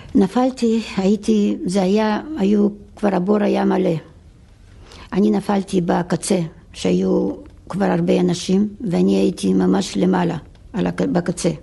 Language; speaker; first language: Hebrew; non-native, fluent; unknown